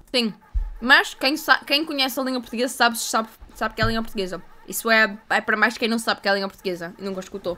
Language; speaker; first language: Portuguese; early bilingual, other home language; Ukrainian